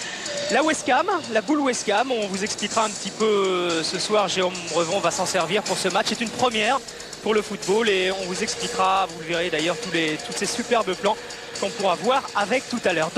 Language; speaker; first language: French; native; French